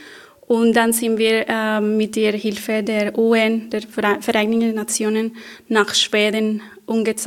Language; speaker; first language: German; non-native, fluent; Spanish